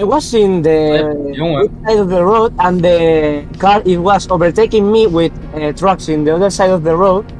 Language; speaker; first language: English; non-native, learner; Spanish